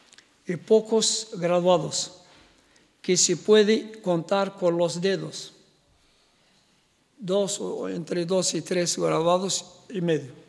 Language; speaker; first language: Spanish; non-native, local second language; Arabic